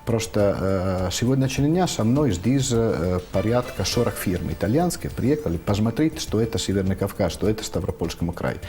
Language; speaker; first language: Russian; non-native, fluent; Italian